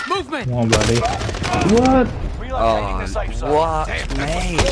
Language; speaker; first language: English; native; English